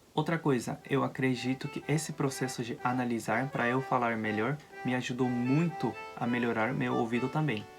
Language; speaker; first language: Portuguese; non-native, fluent; Japanese